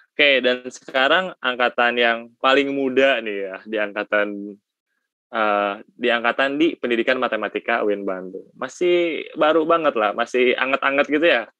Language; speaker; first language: Indonesian; native; Indonesian